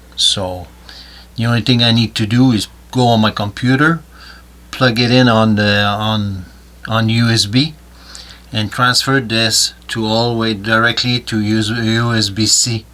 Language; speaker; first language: English; non-native, fluent; French